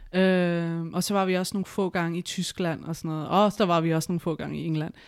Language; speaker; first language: Danish; early bilingual, other home language; Spanish